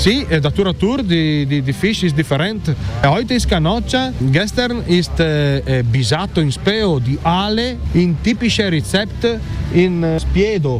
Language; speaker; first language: German; non-native, learner; Italian